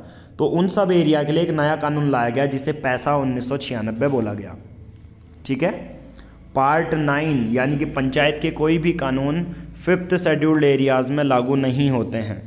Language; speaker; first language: Hindi; native; Hindi